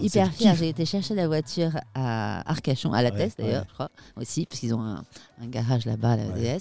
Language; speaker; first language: French; native; French